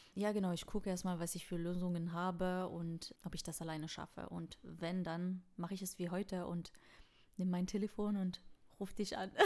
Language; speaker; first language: German; non-native, fluent; French